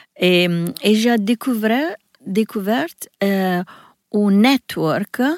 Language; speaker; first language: French; non-native, learner; Italian